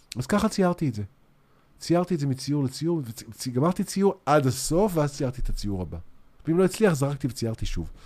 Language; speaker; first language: Hebrew; native; Hebrew